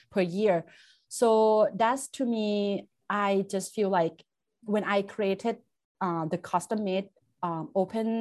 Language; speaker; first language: English; non-native, fluent; Thai